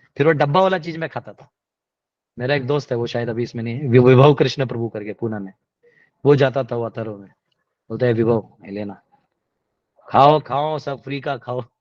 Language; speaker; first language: Hindi; non-native, local second language; Marathi